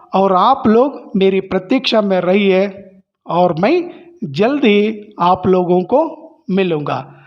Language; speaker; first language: Hindi; non-native, local second language; Kannada